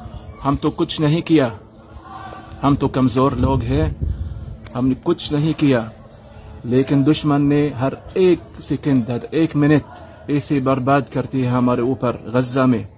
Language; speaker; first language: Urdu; non-native, learner; Arabic